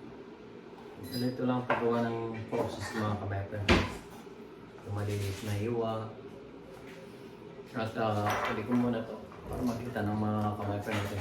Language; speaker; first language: Filipino; native; Filipino